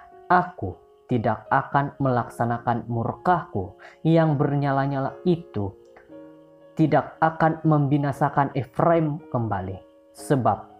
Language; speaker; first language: Indonesian; native; Indonesian